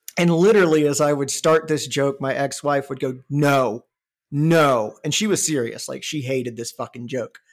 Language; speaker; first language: English; native; English